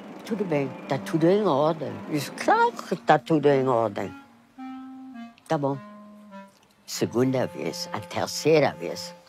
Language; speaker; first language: Portuguese; non-native, fluent; German